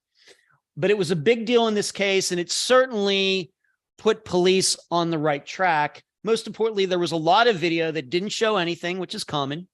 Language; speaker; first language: English; native; English